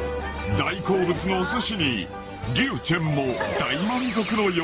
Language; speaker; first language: Japanese; native; Japanese